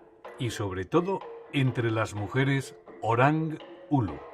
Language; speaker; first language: Spanish; native; Spanish